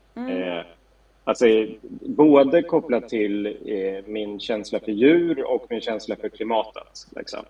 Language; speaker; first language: Swedish; native; Swedish